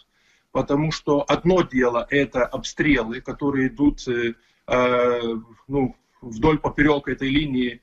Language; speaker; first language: Russian; non-native, fluent; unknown